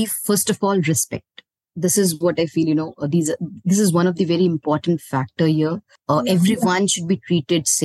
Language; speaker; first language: English; non-native, local second language; Hindi